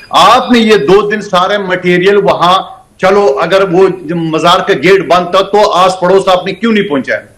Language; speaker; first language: Urdu; non-native, local second language; Pashto